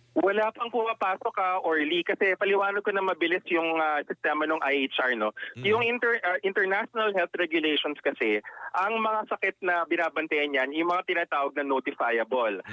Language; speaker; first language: Filipino; non-native, local second language; Iloko